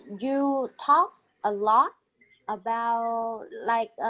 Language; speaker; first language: English; non-native, learner; Vietnamese